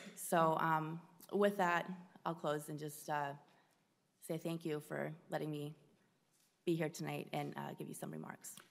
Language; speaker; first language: English; native; English